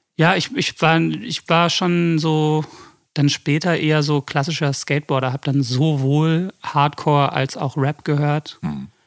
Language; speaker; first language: German; early bilingual, other home language; English